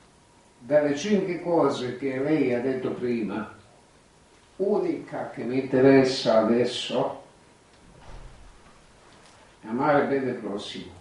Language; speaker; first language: Italian; non-native, fluent; Croatian